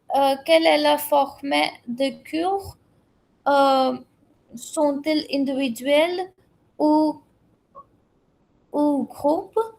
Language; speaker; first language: French; non-native, learner; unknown